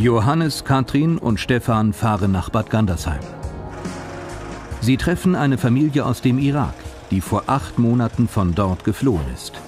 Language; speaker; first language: German; native; German